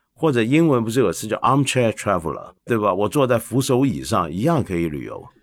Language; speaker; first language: Chinese; non-native, local second language; Cantonese